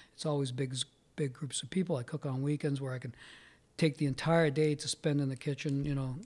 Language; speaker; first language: English; early bilingual, other home language; Italian